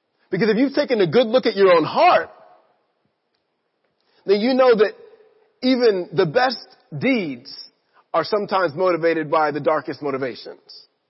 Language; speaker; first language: English; native; English